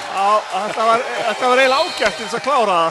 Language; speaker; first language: Icelandic; native; Icelandic